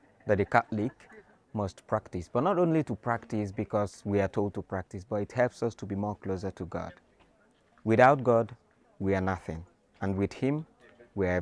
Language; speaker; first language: English; non-native, local second language; Igbo